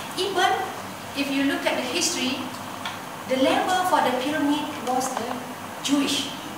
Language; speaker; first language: English; non-native, local second language; Malay